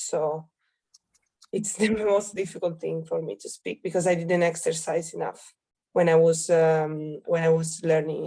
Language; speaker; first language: English; non-native, fluent; Italian